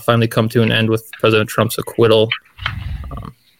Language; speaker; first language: English; native; English